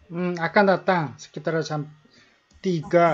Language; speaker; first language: Indonesian; non-native, learner; Korean